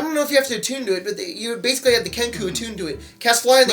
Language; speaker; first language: English; native; English